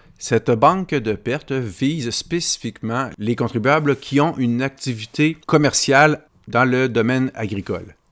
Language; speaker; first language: French; native; French